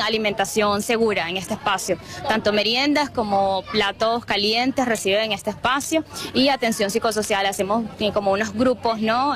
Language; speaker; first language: Spanish; native; Spanish